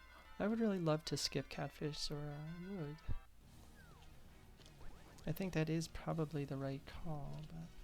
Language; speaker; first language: English; native; English